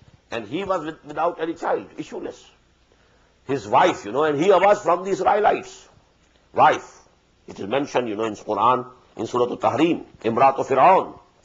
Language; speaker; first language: English; non-native, local second language; Urdu